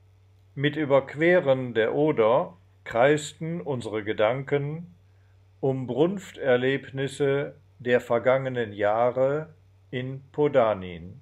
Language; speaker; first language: German; native; German